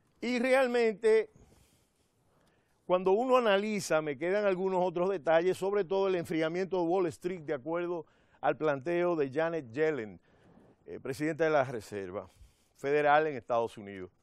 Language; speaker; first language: Spanish; native; Spanish